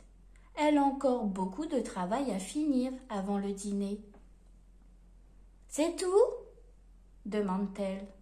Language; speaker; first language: French; native; French